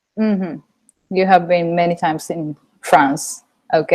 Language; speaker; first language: English; non-native, fluent; Japanese